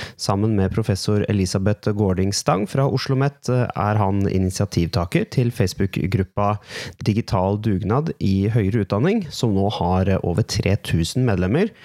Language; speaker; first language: Norwegian; native; Norwegian